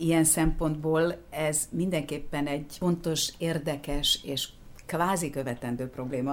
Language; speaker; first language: Hungarian; native; Hungarian